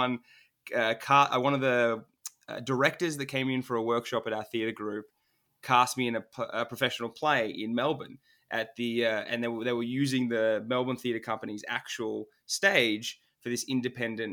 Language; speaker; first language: English; non-native, local second language; Turkish